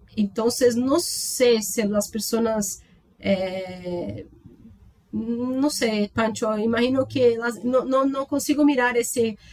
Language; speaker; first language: Spanish; non-native, learner; Portuguese